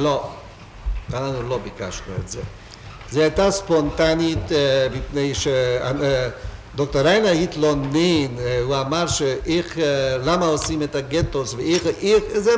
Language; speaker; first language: Hebrew; non-native, fluent; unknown